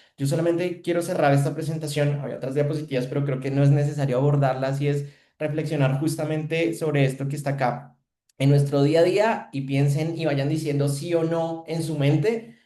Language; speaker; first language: Spanish; native; Spanish